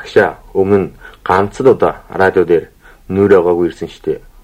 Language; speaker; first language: Mongolian; native; Mongolian